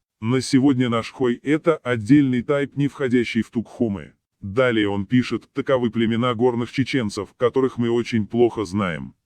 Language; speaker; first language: Russian; non-native, local second language; Chechen